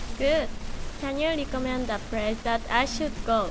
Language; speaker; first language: English; non-native, learner; Japanese